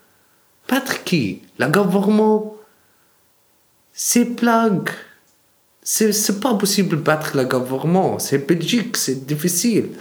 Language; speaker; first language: French; non-native, learner; Arabic